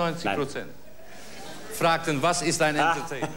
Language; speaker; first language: German; non-native, fluent; Dutch